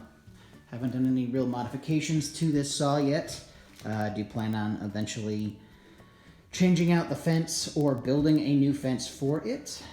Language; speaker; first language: English; native; English